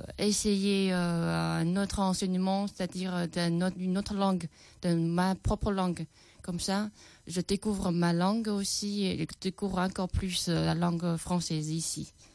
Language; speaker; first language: French; non-native, fluent; Chinese